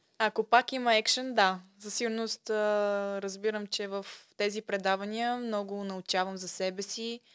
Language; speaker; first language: Bulgarian; early bilingual, other home language; Russian